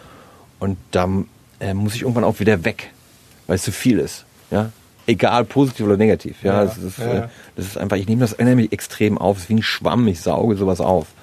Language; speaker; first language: German; native; German